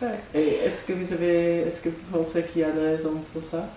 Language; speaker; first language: French; non-native, fluent; English